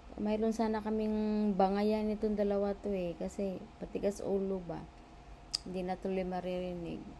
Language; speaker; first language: Filipino; non-native, local second language; Cebuano